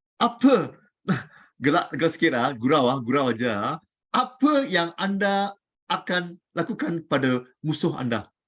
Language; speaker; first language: Malay; non-native, local second language; Chinese